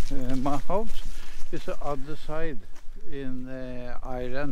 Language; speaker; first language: English; non-native, learner; Norwegian